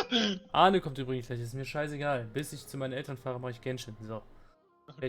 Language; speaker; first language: German; native; German